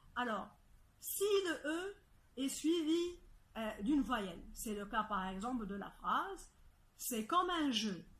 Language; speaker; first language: French; non-native, fluent; Arabic